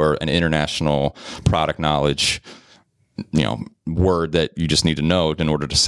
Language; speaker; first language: English; native; English